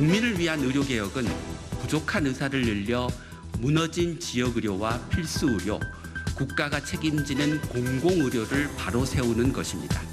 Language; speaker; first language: Korean; native; Korean